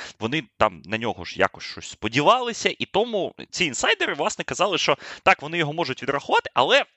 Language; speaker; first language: Ukrainian; native; Ukrainian